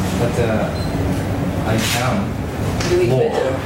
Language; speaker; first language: English; non-native, learner; Japanese